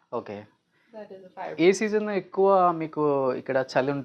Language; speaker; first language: Telugu; native; Telugu